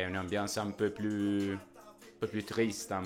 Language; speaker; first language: French; non-native, fluent; Italian